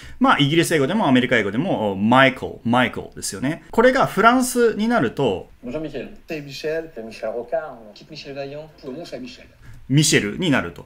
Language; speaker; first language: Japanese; native; Japanese